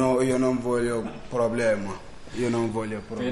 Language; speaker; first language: Italian; non-native, learner; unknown